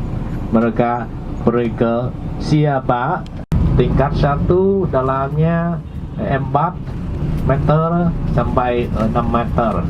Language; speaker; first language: Indonesian; non-native, learner; Vietnamese